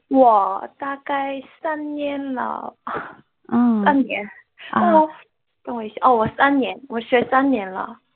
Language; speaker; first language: Chinese; non-native, learner; Korean